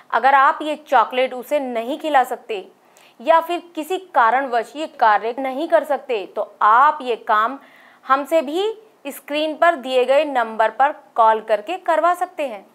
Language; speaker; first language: Hindi; native; Hindi